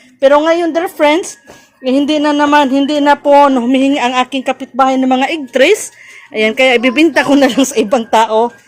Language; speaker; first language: Filipino; native; Filipino